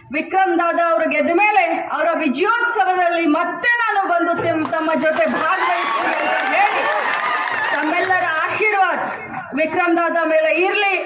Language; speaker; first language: Kannada; non-native, local second language; Marathi